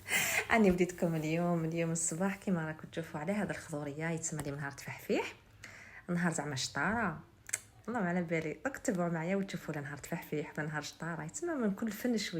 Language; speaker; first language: Arabic; native; Arabic